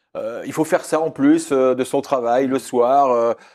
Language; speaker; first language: French; native; French